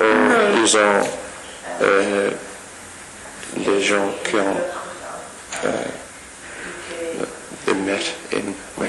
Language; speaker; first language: French; non-native, learner; English